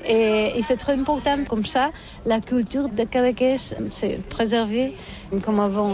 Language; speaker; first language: French; non-native, learner; Catalan